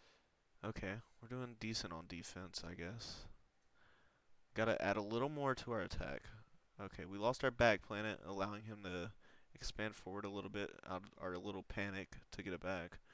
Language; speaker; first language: English; native; English